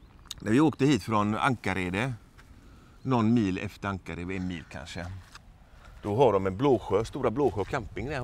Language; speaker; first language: Swedish; native; Swedish